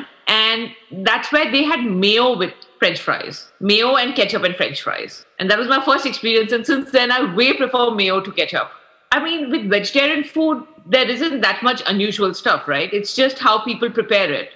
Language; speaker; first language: English; non-native, local second language; Hindi